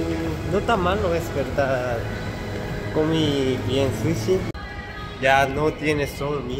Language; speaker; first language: Spanish; non-native, learner; Korean